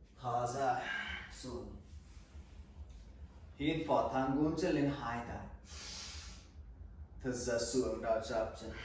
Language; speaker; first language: Vietnamese; non-native, learner; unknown